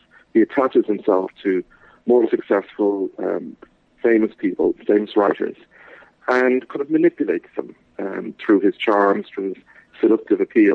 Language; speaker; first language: English; native; English